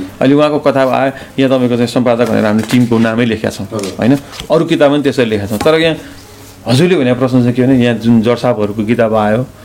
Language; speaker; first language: Nepali; native; Nepali